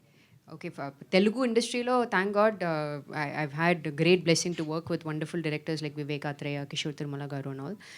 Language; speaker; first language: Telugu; non-native, fluent; Tamil